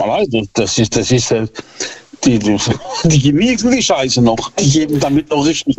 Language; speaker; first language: German; native; German